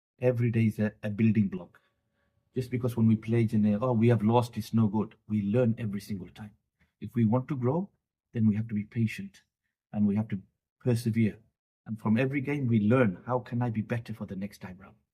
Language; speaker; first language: Bangla; early bilingual, heritage; Bangla